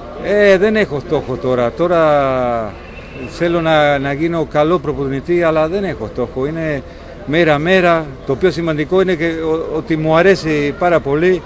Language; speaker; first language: Greek; non-native, learner; Spanish